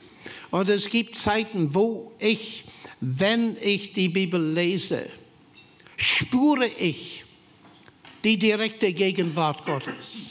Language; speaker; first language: German; non-native, fluent; English